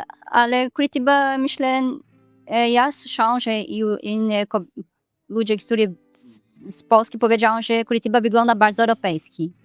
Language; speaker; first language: Polish; non-native, learner; Portuguese